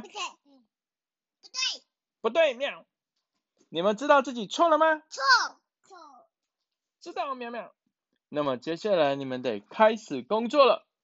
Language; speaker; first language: Chinese; native; Chinese